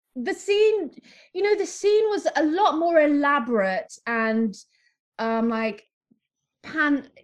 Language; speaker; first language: English; native; English